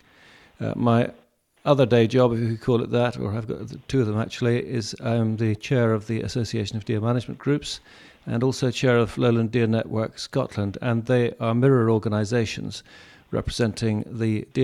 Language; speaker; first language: English; native; English